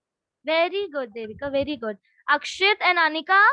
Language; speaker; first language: English; non-native, local second language; Hindi